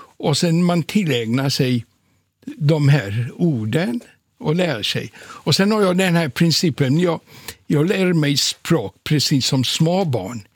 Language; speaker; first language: Swedish; non-native, fluent; Polish